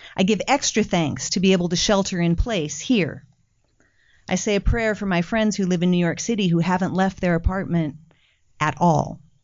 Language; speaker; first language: English; native; English